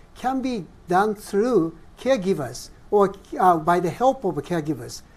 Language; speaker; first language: English; non-native, fluent; Japanese